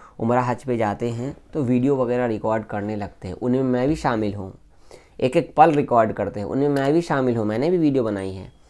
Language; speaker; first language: Hindi; native; Hindi